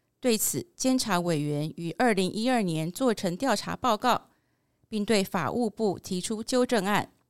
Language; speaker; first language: Chinese; native; Chinese